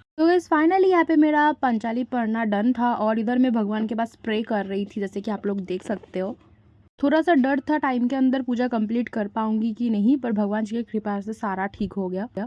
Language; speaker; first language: Hindi; non-native, local second language; Bangla